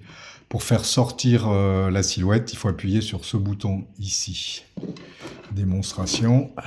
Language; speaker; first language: French; native; French